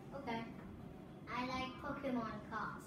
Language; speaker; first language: English; non-native, learner; Vietnamese